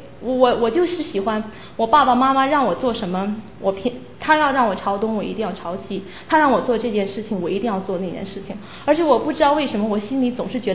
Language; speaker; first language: Chinese; native; Chinese